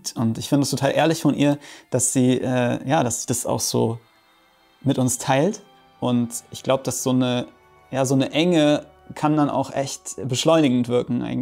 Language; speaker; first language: German; native; German